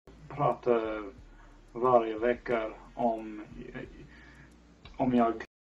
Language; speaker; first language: Swedish; non-native, fluent; English